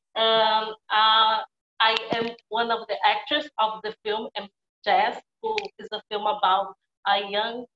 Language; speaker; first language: English; non-native, fluent; Portuguese